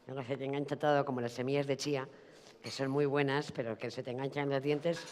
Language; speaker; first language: Spanish; native; Spanish